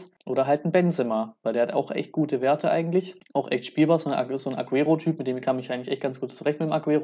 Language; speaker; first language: German; native; German